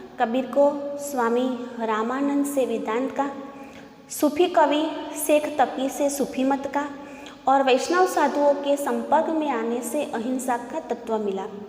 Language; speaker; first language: Hindi; non-native, local second language; Gujarati